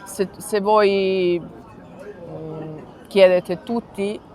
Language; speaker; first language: Italian; non-native, learner; Serbian